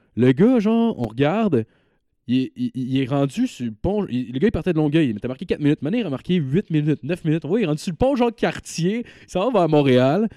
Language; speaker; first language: French; native; French